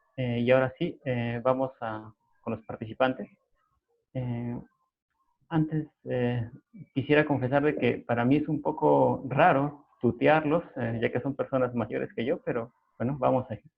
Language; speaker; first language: Spanish; native; Spanish